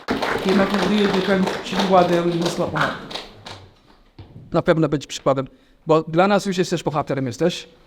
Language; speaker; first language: Polish; non-native, fluent; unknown